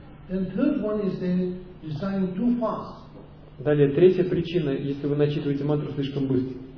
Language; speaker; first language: Russian; native; Russian